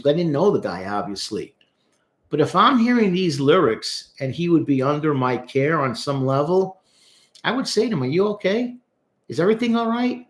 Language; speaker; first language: English; native; English